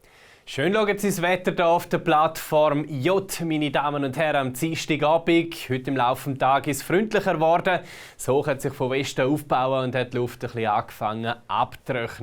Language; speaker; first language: German; native; German